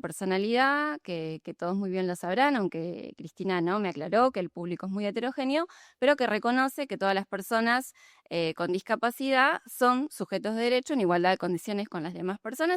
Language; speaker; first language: Spanish; native; Spanish